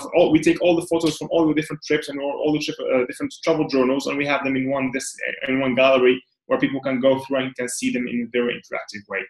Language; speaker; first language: English; non-native, fluent; Arabic